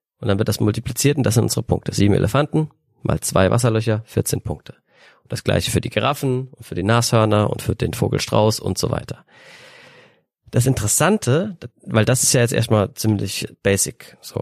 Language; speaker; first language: German; native; German